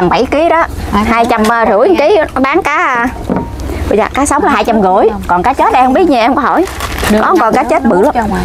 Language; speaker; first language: Vietnamese; native; Vietnamese